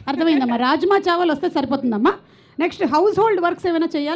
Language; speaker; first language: Telugu; native; Telugu